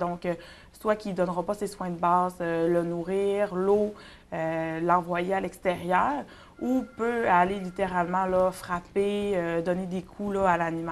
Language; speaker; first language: French; native; French